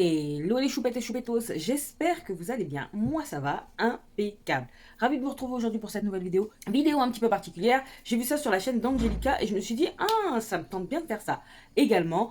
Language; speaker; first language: French; native; French